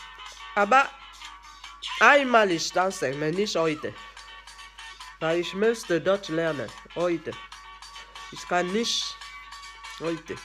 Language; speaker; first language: German; non-native, learner; French